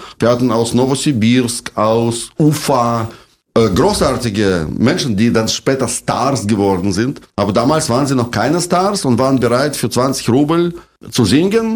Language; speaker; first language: German; non-native, fluent; Russian